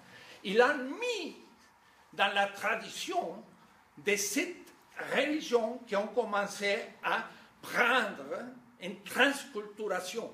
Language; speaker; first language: French; non-native, fluent; Spanish